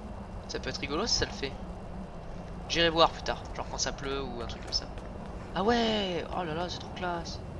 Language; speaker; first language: French; native; French